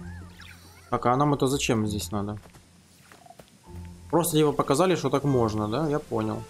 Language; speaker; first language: Russian; native; Russian